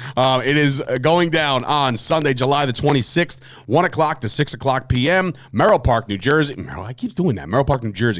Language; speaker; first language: English; native; English